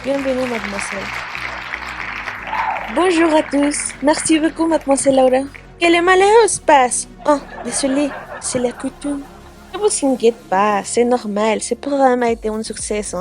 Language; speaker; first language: French; non-native, fluent; Spanish